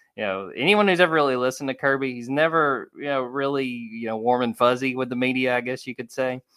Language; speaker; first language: English; native; English